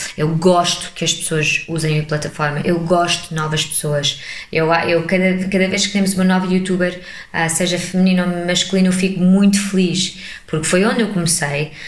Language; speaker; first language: Portuguese; early bilingual, heritage; English